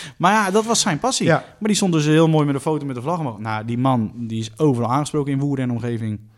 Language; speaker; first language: Dutch; native; Dutch